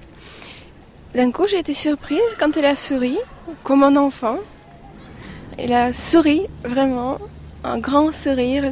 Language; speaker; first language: French; non-native, fluent; Russian